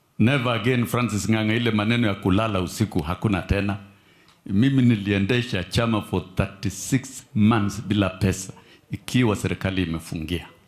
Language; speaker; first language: Swahili; non-native, local second language; Kalenjin